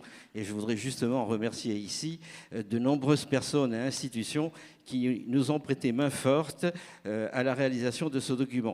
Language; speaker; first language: French; native; French